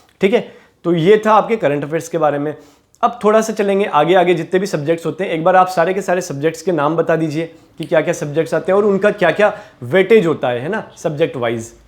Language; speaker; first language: Hindi; native; Hindi